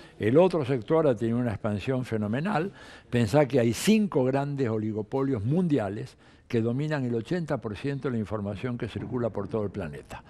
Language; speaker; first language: Spanish; early bilingual, other home language; Italian